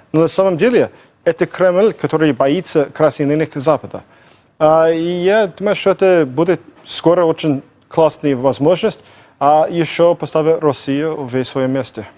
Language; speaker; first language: Russian; non-native, fluent; English